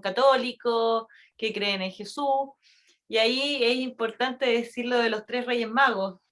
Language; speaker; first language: Spanish; native; Spanish